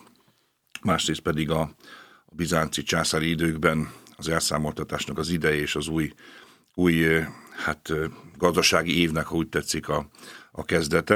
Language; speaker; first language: Hungarian; native; Hungarian